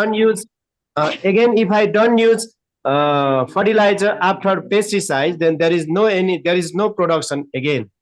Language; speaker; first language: English; non-native, learner; Nepali